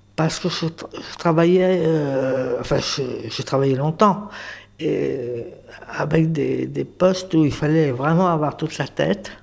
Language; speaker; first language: French; native; French